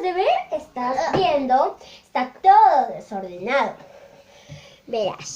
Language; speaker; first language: Spanish; native; Spanish